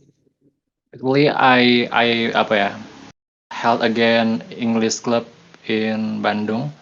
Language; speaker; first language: English; non-native, learner; Indonesian